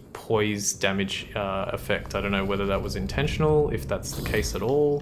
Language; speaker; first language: English; native; English